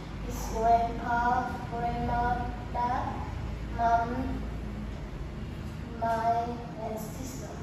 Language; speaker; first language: English; non-native, learner; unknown